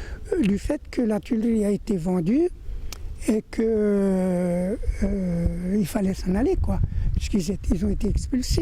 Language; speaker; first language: French; native; French